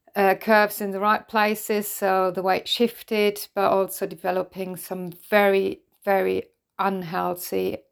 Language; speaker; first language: English; non-native, fluent; German